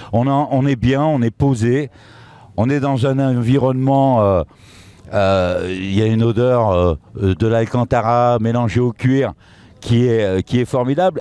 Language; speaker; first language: French; native; French